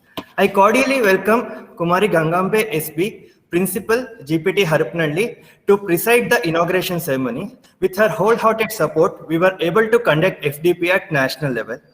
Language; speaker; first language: English; non-native, local second language; Kannada